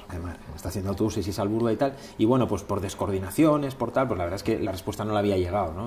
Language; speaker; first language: Spanish; native; Spanish